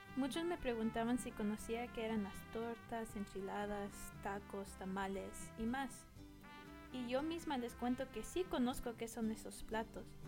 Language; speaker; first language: Spanish; early bilingual, heritage; Spanish